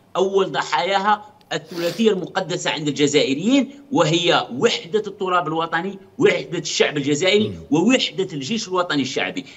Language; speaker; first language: Arabic; native; Arabic